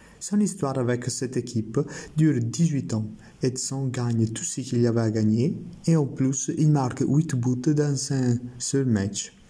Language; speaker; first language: French; non-native, learner; Italian